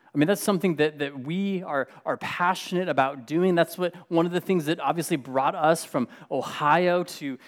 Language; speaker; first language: English; native; English